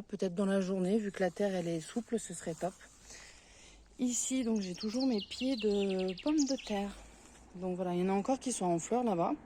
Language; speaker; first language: French; native; French